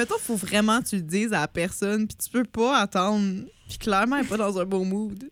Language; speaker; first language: French; native; French